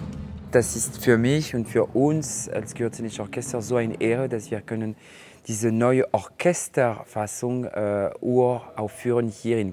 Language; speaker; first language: German; non-native, fluent; French